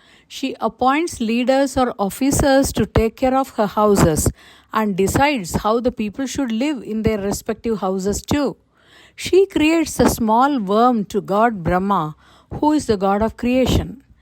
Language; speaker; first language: English; non-native, local second language; Tamil